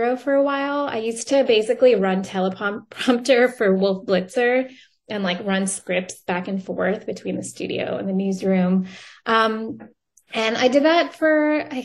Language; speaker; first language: English; native; English